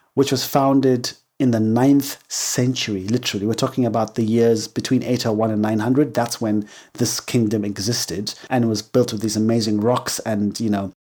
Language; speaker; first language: English; native; English